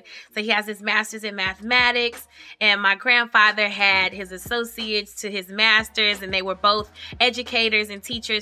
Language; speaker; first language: English; native; English